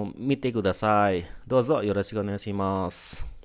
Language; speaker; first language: Japanese; non-native, fluent; Indonesian